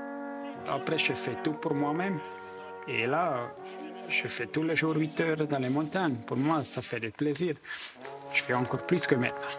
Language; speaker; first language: French; non-native, local second language; German